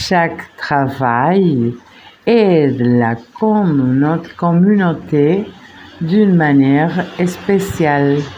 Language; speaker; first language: French; non-native, fluent; Spanish